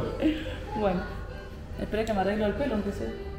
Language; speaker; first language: Spanish; native; Spanish